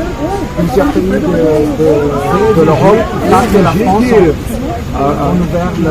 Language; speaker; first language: French; non-native, fluent; Portuguese